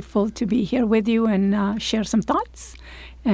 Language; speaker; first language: English; non-native, fluent; Italian